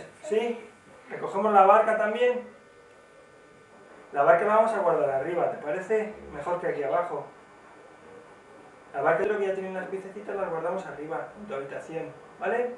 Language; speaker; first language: Spanish; native; Spanish